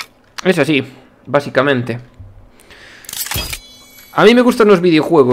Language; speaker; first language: Spanish; native; Spanish